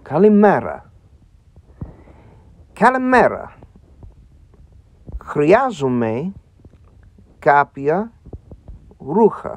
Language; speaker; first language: Greek; non-native, learner; English